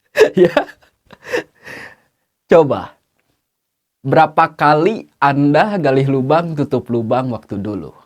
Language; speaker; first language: Indonesian; native; Indonesian